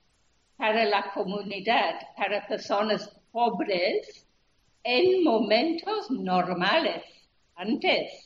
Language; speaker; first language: Spanish; non-native, fluent; English